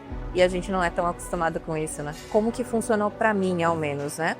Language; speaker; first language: Portuguese; native; Portuguese